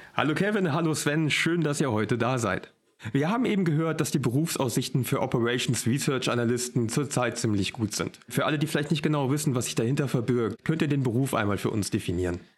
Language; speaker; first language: German; native; German